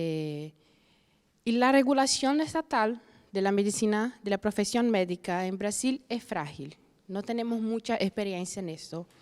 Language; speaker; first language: Spanish; non-native, fluent; Portuguese